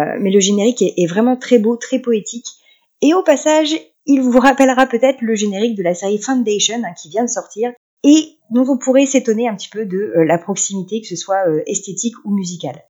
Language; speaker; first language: French; native; French